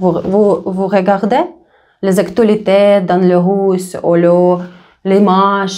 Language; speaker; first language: French; non-native, learner; Russian